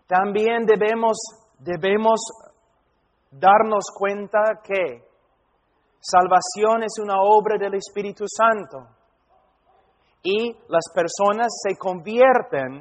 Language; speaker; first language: Spanish; non-native, fluent; English